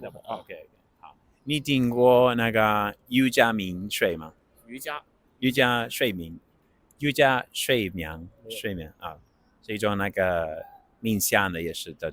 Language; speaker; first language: Chinese; non-native, learner; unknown